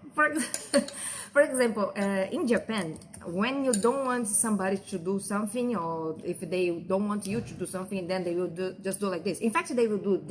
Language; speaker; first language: English; non-native, fluent; Portuguese